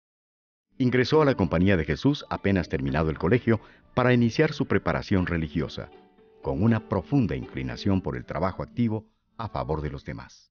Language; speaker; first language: Spanish; native; Spanish